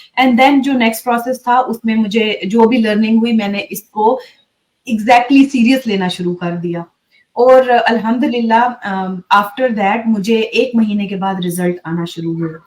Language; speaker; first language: Urdu; native; Urdu